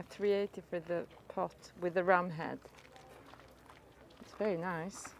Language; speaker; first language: English; non-native, fluent; French